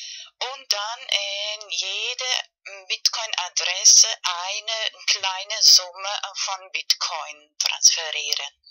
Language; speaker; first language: German; non-native, learner; Spanish